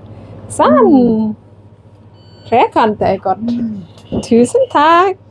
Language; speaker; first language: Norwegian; non-native, learner; Thai